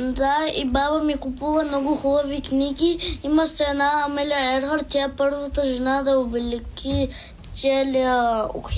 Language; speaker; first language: Bulgarian; early bilingual, heritage; Bulgarian